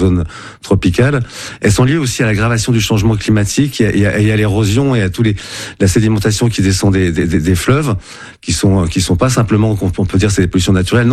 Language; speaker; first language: French; native; French